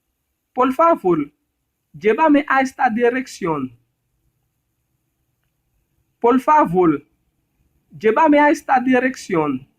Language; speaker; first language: Spanish; non-native, learner; Haitian Creole